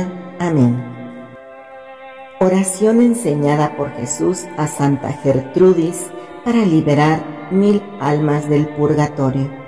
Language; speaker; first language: Spanish; native; Spanish